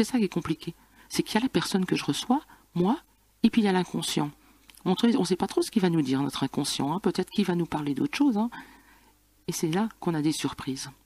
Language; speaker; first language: French; native; French